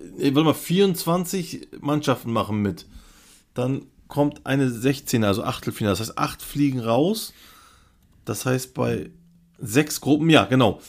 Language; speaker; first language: German; early bilingual, other home language; Turkish